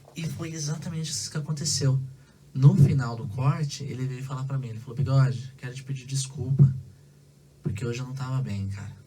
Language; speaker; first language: Portuguese; native; Portuguese